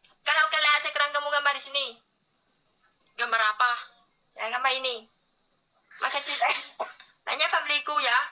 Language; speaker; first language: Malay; non-native, learner; Vietnamese